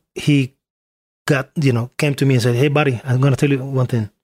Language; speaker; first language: English; non-native, fluent; Spanish